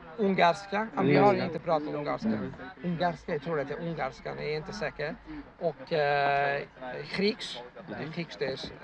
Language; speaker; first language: Swedish; non-native, learner; Italian